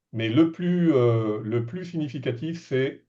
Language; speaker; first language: French; native; French